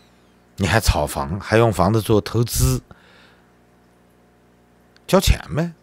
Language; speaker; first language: Chinese; native; Chinese